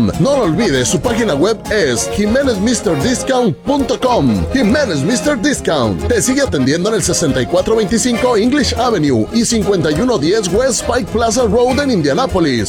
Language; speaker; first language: Spanish; native; Spanish